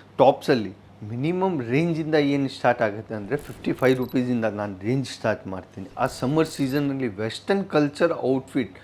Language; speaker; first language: Kannada; non-native, fluent; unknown